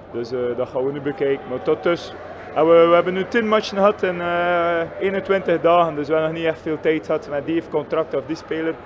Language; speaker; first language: Dutch; non-native, local second language; French